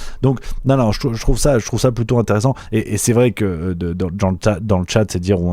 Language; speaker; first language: French; native; French